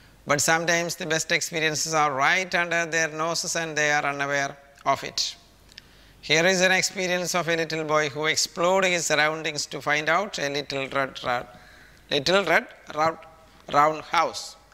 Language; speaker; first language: English; non-native, local second language; Malayalam